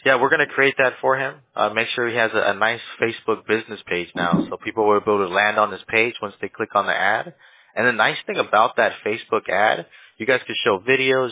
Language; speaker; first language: English; early bilingual, other home language; Spanish